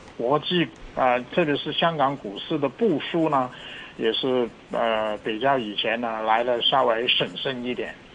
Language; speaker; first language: Chinese; non-native, local second language; Cantonese